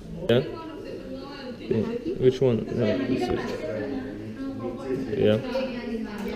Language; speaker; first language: English; non-native, learner; Lithuanian